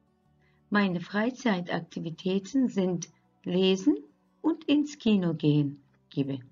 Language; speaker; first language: German; non-native, fluent; Turkish